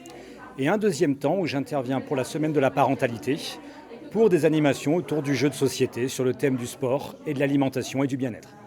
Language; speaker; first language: French; native; French